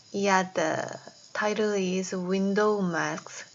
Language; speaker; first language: English; non-native, fluent; Korean